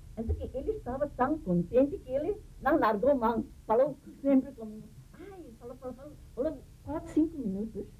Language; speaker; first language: Portuguese; non-native, fluent; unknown